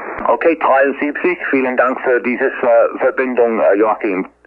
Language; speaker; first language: German; non-native, learner; English